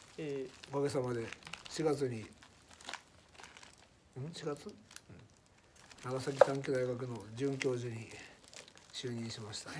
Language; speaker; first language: Japanese; native; Japanese